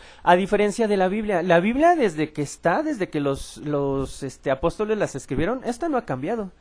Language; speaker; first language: Spanish; native; Spanish